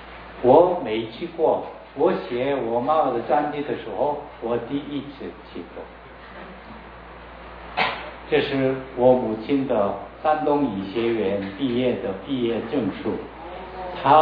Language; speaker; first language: Chinese; non-native, learner; Korean